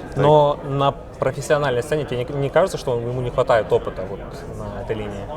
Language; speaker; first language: Russian; native; Russian